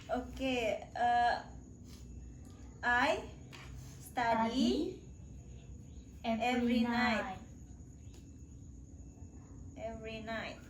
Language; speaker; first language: English; non-native, learner; Indonesian